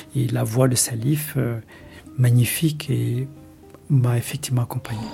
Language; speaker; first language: French; non-native, local second language; Bambara